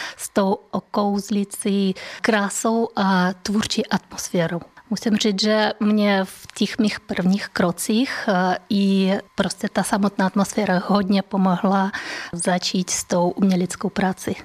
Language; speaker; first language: Czech; non-native, fluent; Russian